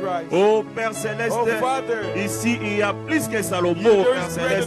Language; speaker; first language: French; non-native, local second language; Lingala